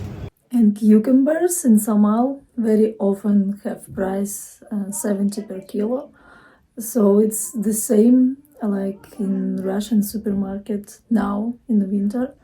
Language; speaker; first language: English; non-native, fluent; Russian